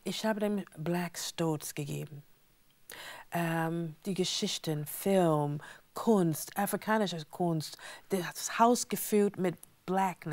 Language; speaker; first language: German; non-native, fluent; English